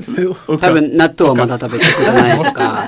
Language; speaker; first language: Japanese; non-native, fluent; French